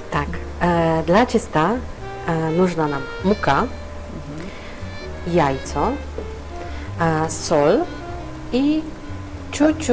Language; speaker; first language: Russian; non-native, fluent; Polish